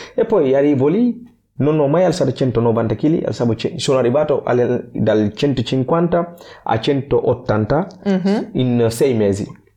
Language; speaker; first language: Italian; non-native, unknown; Fula